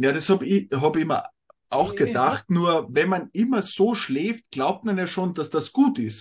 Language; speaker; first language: German; native; German